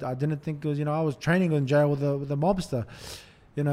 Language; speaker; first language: English; native; English